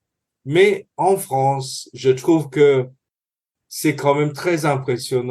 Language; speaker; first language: French; non-native, fluent; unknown